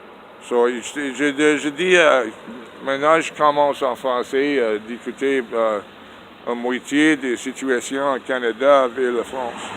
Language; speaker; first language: French; non-native, learner; English